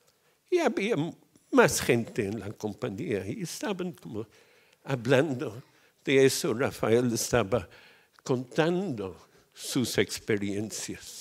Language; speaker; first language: Spanish; non-native, fluent; English